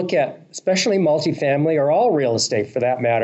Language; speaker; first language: English; native; English